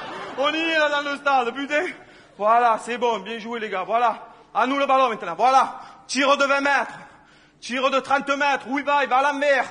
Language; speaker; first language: French; native; French